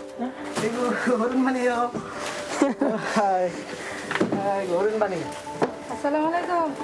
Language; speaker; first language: Korean; non-native, learner; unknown